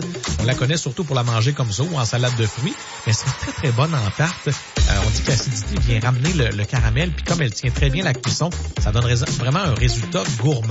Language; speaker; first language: French; native; French